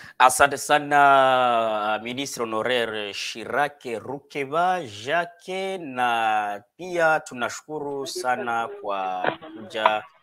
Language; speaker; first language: Swahili; native; Swahili